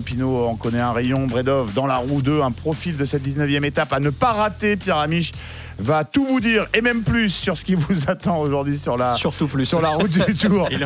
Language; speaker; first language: French; native; French